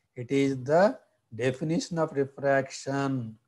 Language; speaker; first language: English; non-native, local second language; Telugu